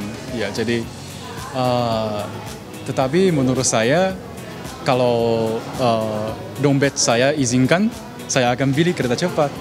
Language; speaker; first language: Indonesian; non-native, local second language; Chinese